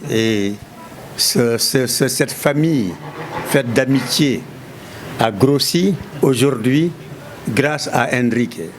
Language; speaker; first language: French; non-native, local second language; Wolof